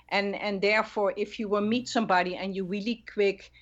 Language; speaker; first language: English; non-native, fluent; Dutch